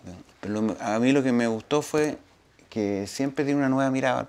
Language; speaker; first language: Spanish; native; Spanish